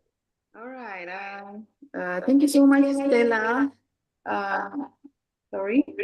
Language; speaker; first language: English; non-native, fluent; Malay